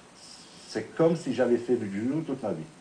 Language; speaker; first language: French; non-native, fluent; English